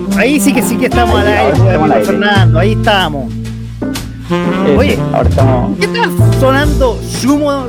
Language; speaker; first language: Spanish; native; Spanish